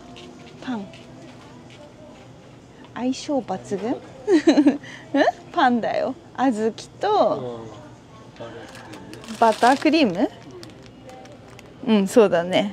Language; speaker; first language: Japanese; native; Japanese